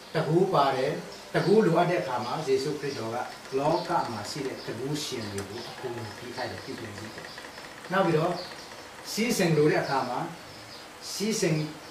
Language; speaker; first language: Burmese; non-native, local second language; Tedim Chin